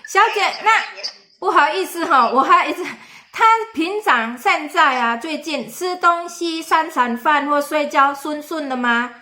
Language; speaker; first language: Chinese; non-native, fluent; Indonesian